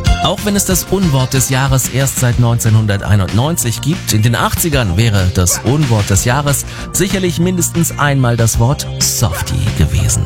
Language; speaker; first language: German; native; German